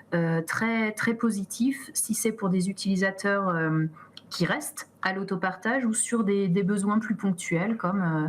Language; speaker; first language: French; native; French